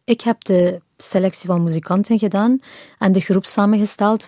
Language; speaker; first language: Dutch; non-native, fluent; Persian